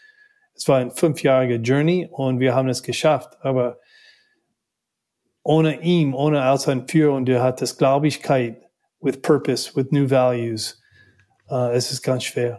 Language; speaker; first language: German; non-native, learner; English